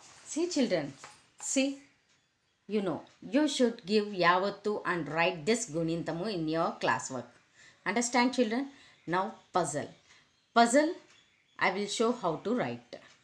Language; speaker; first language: English; non-native, local second language; Telugu